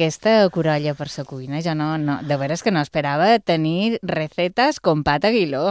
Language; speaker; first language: Catalan; native; Catalan